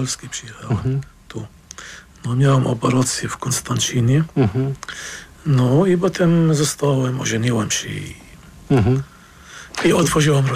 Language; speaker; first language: Polish; non-native, fluent; Arabic